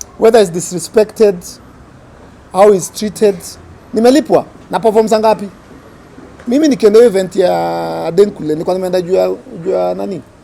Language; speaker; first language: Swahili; native; Swahili